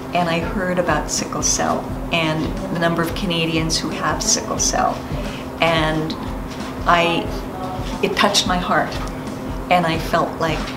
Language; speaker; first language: English; native; English